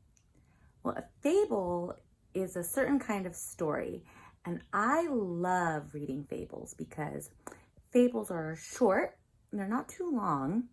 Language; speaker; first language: English; native; English